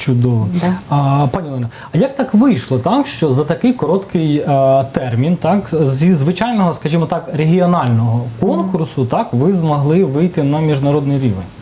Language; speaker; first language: Ukrainian; native; Ukrainian